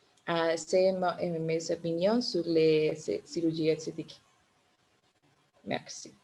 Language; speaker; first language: French; non-native, learner; Spanish